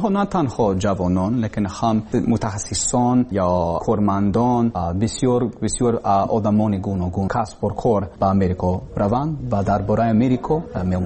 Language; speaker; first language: Persian; non-native, learner; English